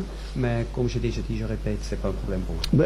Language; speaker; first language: French; non-native, fluent; German